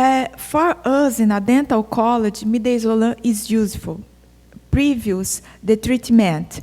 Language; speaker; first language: English; non-native, fluent; Portuguese